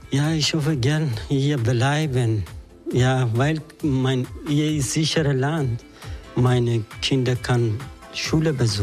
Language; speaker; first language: German; non-native, learner; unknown